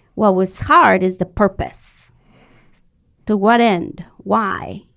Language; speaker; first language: English; non-native, fluent; Spanish